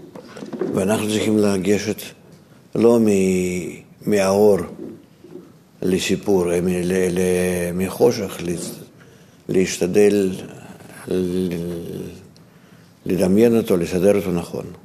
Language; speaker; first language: Hebrew; non-native, fluent; Russian